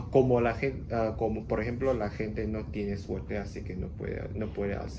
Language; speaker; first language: Spanish; non-native, learner; Cantonese